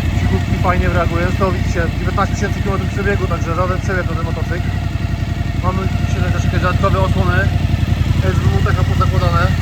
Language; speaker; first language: Polish; native; Polish